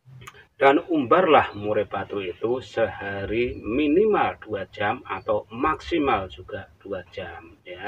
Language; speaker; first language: Indonesian; native; Indonesian